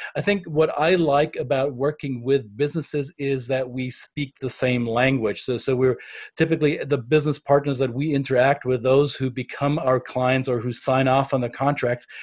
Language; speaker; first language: English; non-native, fluent; German